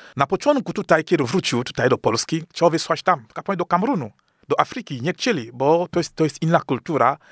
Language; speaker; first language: Polish; non-native, fluent; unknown